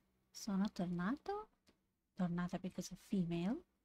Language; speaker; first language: Italian; non-native, learner; English